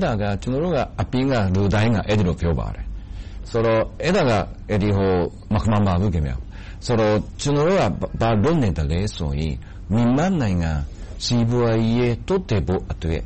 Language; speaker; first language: Burmese; non-native, fluent; Japanese